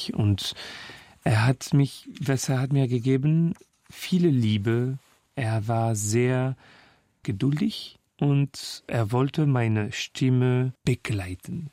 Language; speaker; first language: German; non-native, fluent; French